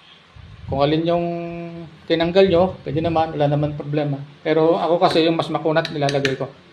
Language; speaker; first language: Filipino; native; Filipino